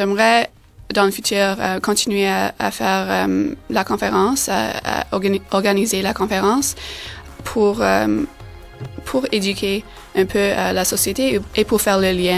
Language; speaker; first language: French; non-native, fluent; English